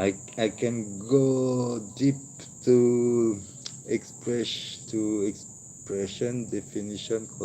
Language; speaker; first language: English; non-native, learner; French